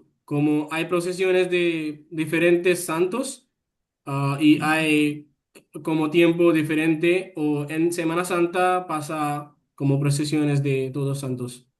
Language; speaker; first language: Spanish; non-native, learner; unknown